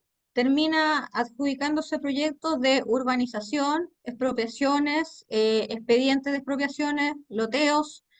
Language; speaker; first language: Spanish; native; Spanish